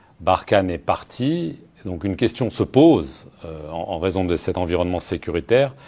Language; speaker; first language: French; native; French